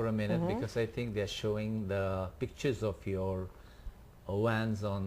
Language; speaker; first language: English; non-native, fluent; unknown